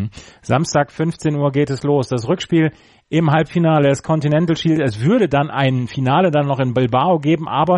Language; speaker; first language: German; native; German